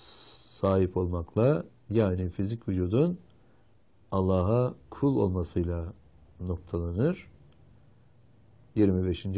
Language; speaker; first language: Turkish; native; Turkish